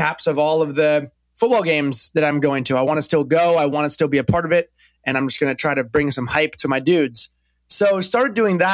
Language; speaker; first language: English; native; English